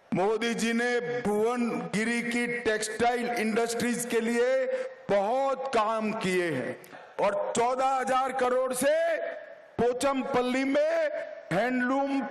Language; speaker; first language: Hindi; non-native, local second language; Gujarati